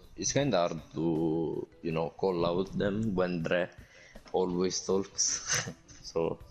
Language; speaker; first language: English; non-native, fluent; Italian